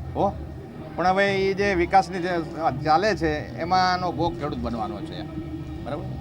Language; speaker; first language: Gujarati; native; Gujarati